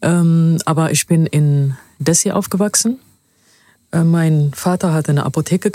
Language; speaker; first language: German; non-native, fluent; Amharic